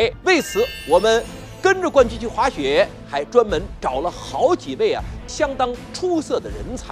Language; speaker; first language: Chinese; native; Chinese